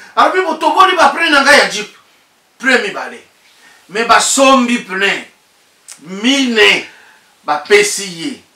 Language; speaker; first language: Lingala; native; Lingala